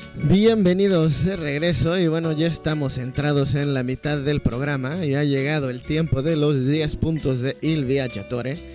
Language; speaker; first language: Spanish; native; Spanish